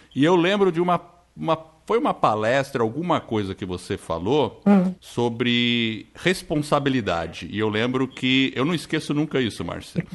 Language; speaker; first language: Portuguese; non-native, fluent; English